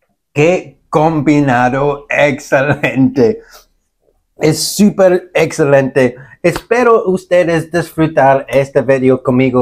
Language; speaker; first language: Spanish; non-native, learner; English